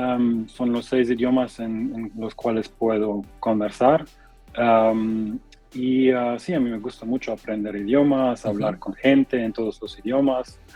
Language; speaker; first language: Spanish; non-native, fluent; German